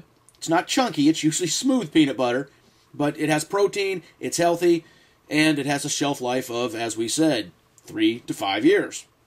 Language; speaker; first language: English; native; English